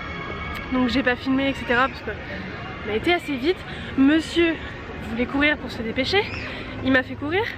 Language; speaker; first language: French; native; French